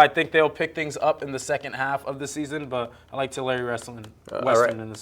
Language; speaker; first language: English; native; English